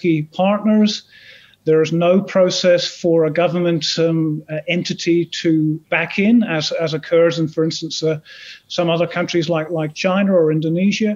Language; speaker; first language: English; native; English